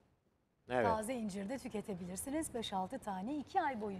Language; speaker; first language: Turkish; native; Turkish